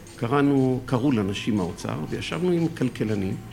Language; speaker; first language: Hebrew; early bilingual, other home language; French